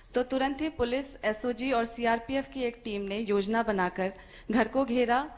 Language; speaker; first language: Hindi; native; Hindi